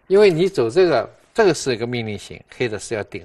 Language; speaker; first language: Chinese; native; Chinese